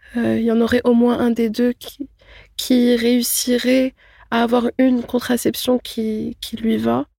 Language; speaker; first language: French; non-native, local second language; Arabic